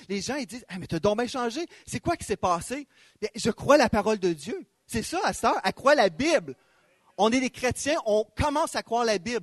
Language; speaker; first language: French; native; French